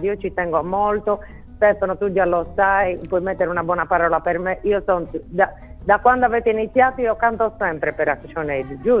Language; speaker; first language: Italian; native; Italian